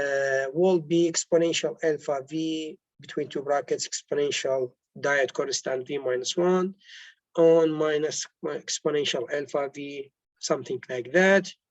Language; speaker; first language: English; non-native, local second language; Arabic